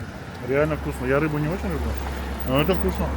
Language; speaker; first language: Russian; native; Russian